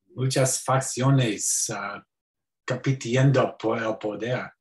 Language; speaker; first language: Spanish; non-native, learner; English